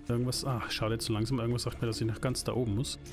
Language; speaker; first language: German; native; German